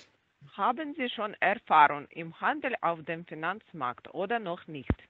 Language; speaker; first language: German; non-native, learner; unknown